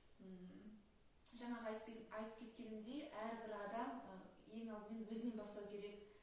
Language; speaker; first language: Kazakh; native; Kazakh